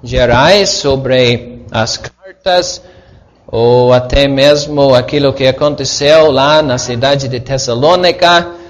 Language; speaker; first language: Portuguese; non-native, fluent; English